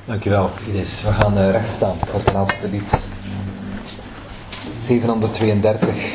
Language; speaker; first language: Dutch; native; Dutch